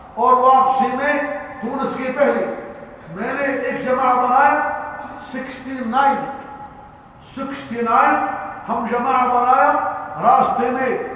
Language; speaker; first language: Urdu; non-native, learner; Arabic